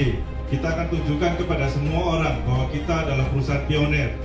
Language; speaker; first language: Indonesian; native; Indonesian